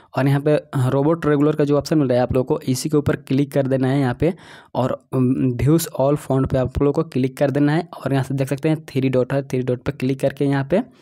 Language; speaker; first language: Hindi; native; Hindi